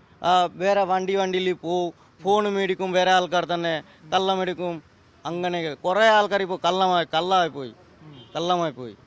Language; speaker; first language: Malayalam; non-native, local second language; Assamese